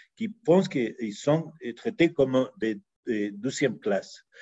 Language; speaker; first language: French; non-native, fluent; Spanish